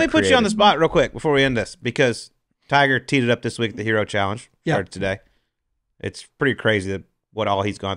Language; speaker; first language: English; native; English